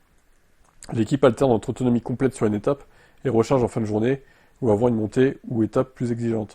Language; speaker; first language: French; native; French